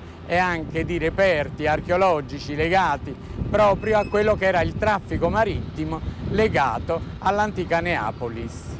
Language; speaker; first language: Italian; native; Italian